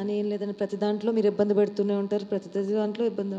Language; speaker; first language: Telugu; native; Telugu